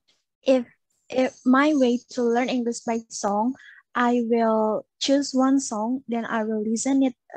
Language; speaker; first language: English; non-native, learner; Indonesian